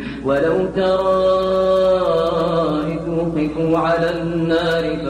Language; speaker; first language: Arabic; native; Arabic